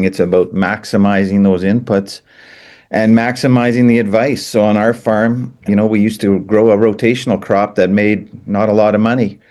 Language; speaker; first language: English; native; English